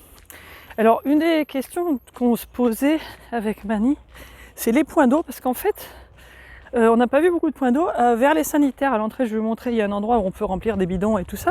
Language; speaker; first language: French; native; French